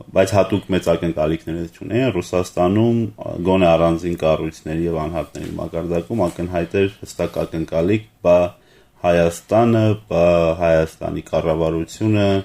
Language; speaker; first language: Armenian; native; Armenian